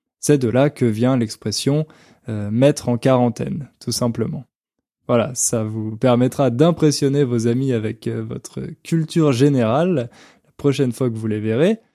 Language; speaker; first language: French; native; French